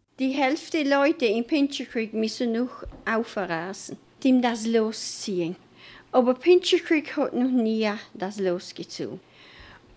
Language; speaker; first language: German; early bilingual, heritage; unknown